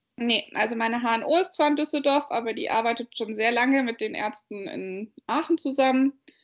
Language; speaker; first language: German; native; German